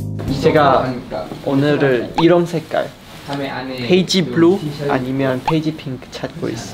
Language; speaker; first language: Korean; non-native, fluent; Chinese